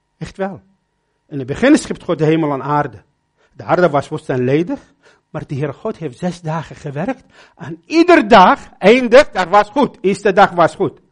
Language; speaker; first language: Dutch; non-native, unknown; Arabic